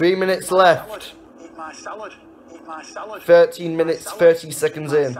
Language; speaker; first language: English; native; English